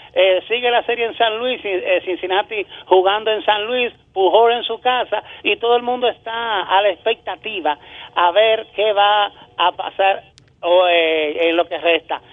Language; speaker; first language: Spanish; native; Spanish